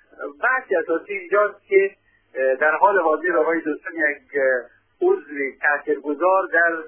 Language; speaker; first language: Persian; native; Persian